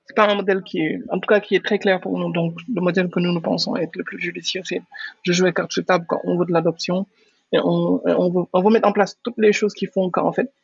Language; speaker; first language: French; non-native, local second language; Wolof